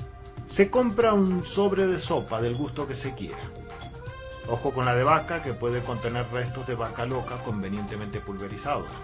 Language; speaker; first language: Spanish; native; Spanish